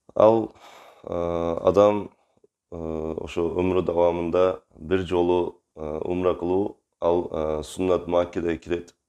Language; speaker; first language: Kyrgyz; non-native, local second language; Uzbek